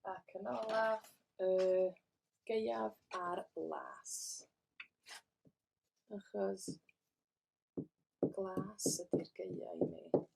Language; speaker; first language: Welsh; native; Welsh